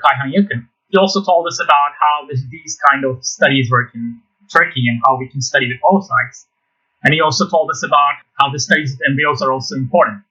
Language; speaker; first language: English; non-native, fluent; Turkish